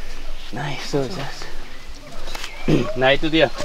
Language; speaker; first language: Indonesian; non-native, fluent; English